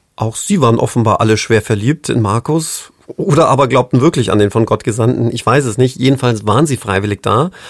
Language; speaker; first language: German; non-native, fluent; English